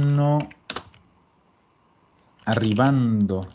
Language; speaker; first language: Italian; non-native, fluent; Spanish